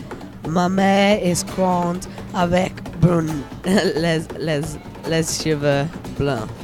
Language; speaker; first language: French; non-native, learner; English